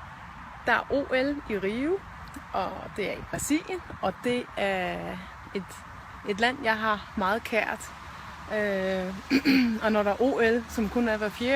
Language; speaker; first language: Danish; native; Danish